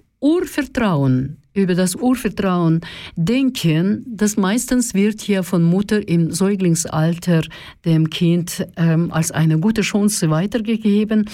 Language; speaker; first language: German; non-native, fluent; Russian